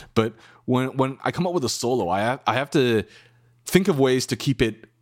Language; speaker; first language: English; native; English